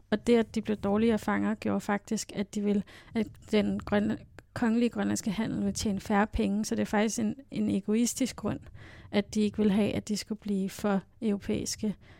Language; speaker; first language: Danish; native; Danish